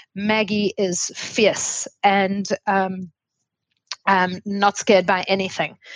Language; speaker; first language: English; native; English